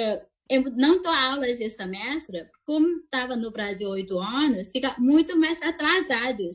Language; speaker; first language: Portuguese; non-native, fluent; Chinese